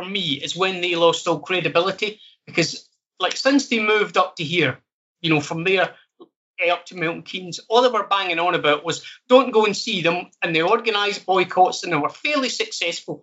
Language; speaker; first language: English; native; English